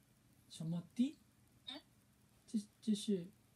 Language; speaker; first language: Chinese; non-native, learner; Korean